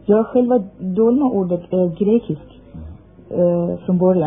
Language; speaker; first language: Swedish; non-native, fluent; Persian